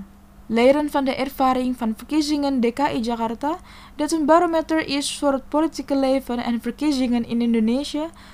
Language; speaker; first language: Dutch; non-native, fluent; Indonesian